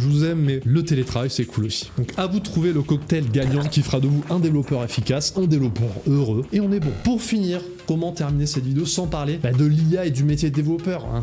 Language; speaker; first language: French; native; French